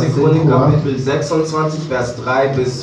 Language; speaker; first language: German; non-native, learner; French